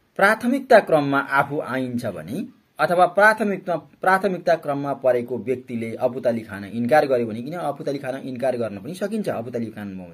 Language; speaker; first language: Nepali; native; Nepali